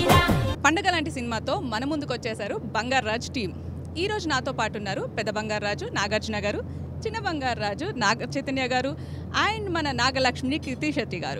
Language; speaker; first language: Telugu; native; Telugu